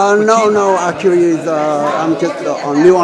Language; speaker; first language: English; non-native, local second language; Vietnamese